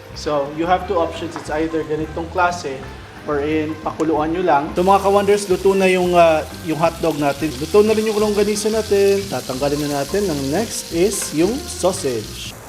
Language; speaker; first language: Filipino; non-native, local second language; Cebuano